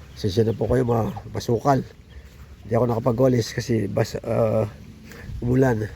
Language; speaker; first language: Filipino; non-native, local second language; Pampanga